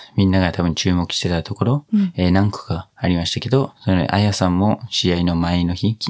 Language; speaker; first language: Japanese; non-native, fluent; English